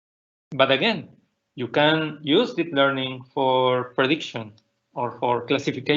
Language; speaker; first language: English; non-native, fluent; Spanish